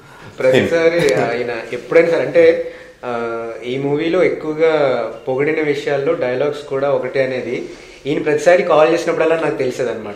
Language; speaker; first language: Telugu; native; Telugu